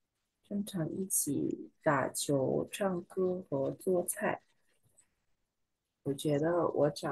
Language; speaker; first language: Chinese; non-native, learner; Vietnamese